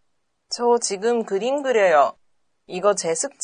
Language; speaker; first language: Korean; non-native, learner; Japanese